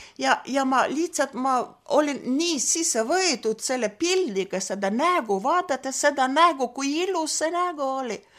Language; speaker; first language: Estonian; non-native, local second language; Russian